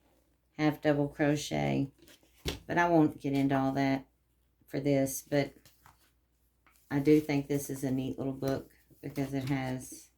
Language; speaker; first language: English; native; English